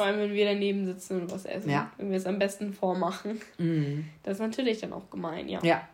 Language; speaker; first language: German; native; German